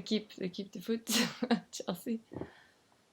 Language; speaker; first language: French; non-native, learner; English